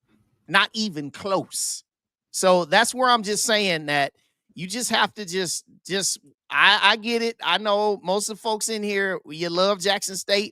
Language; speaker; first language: English; native; English